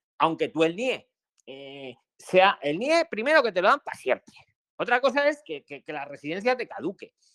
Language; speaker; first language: Spanish; native; Spanish